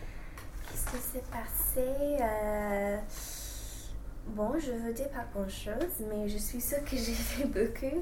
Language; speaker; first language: French; non-native, fluent; English